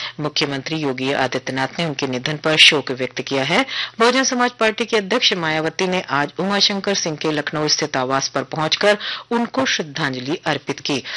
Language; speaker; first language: Hindi; native; Hindi